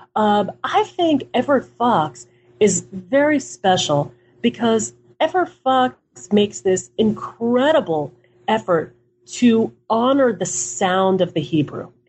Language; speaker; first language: English; early bilingual, other home language; Hebrew